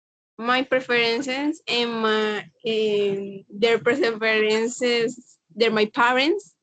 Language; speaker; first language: English; non-native, learner; Spanish